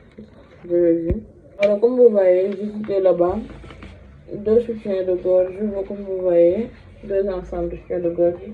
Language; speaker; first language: French; non-native, fluent; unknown